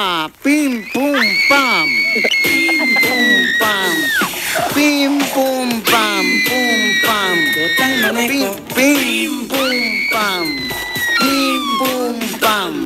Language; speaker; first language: Spanish; native; Spanish